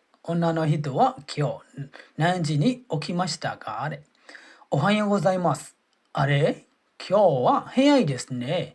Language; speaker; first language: Japanese; non-native, fluent; Burmese